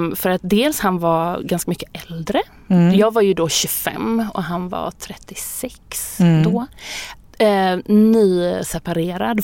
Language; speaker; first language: Swedish; native; Swedish